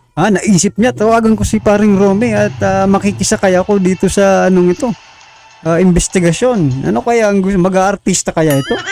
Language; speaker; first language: Filipino; native; Filipino